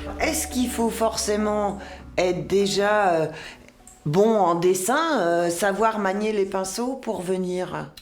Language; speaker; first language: French; native; French